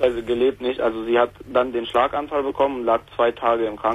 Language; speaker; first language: German; native; German